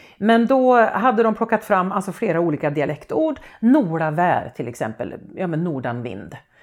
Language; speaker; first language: Swedish; native; Swedish